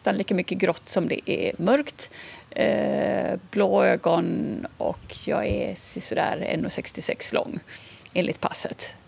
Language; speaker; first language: Swedish; native; Swedish